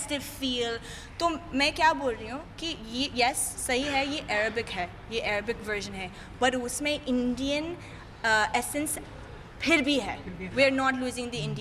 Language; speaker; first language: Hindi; non-native, fluent; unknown